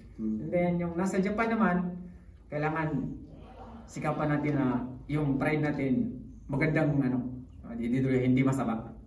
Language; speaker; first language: Filipino; native; Filipino